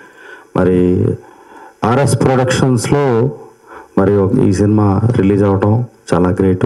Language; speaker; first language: Telugu; native; Telugu